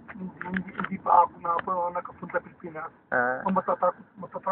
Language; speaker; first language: Filipino; non-native, learner; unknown